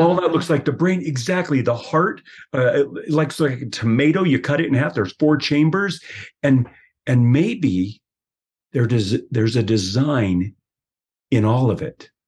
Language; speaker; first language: English; native; English